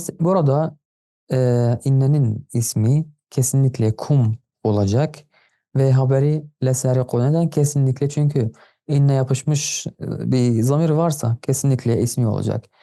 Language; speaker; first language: Turkish; non-native, fluent; Arabic